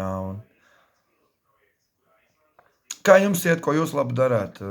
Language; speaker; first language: Latvian; native; Latvian